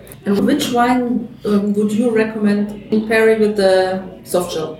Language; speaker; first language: English; non-native, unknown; German